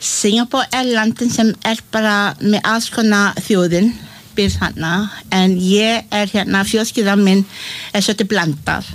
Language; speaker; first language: Icelandic; non-native, learner; Malay